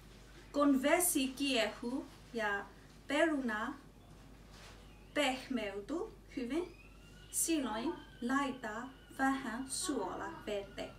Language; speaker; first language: Finnish; non-native, learner; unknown